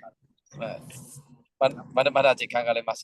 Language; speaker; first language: Japanese; non-native, learner; Thai